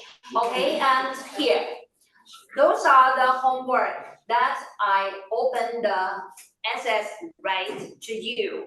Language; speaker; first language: English; non-native, fluent; Chinese